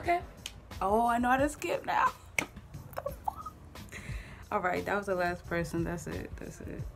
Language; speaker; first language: English; native; English